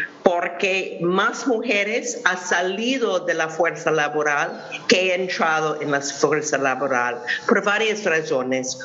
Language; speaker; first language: Spanish; non-native, fluent; English